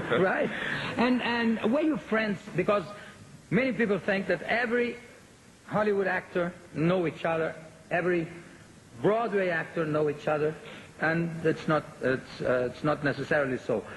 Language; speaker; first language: English; non-native, fluent; Portuguese